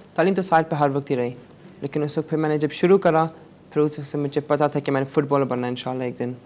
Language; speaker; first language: Urdu; native; Urdu